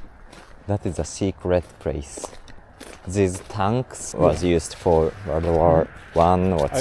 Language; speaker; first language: English; non-native, learner; Japanese